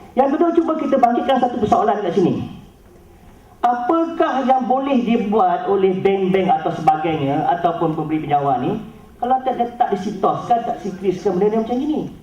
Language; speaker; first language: Malay; native; Malay